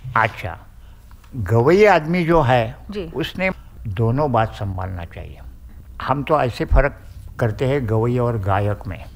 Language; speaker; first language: Hindi; non-native, local second language; Marathi